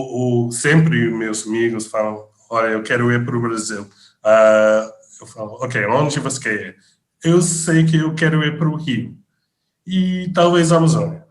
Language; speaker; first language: Portuguese; non-native, fluent; English